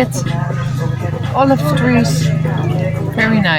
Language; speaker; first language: English; non-native, fluent; Dutch